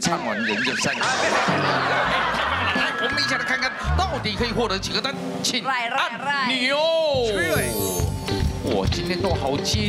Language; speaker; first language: Chinese; native; Chinese